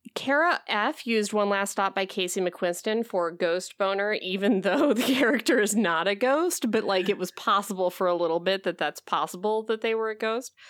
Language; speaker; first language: English; native; English